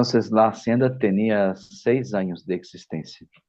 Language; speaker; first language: Spanish; non-native, fluent; Portuguese